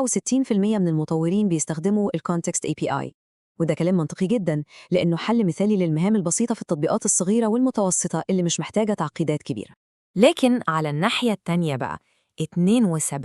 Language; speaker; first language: Arabic; native; Arabic